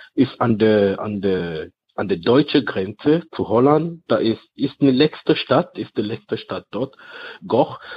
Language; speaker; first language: German; non-native, fluent; French